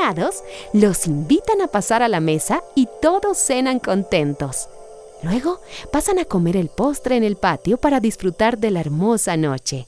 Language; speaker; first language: Spanish; native; Spanish